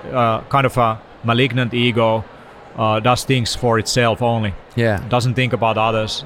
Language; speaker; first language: English; non-native, fluent; Finnish